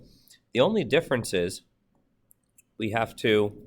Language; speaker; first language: English; native; English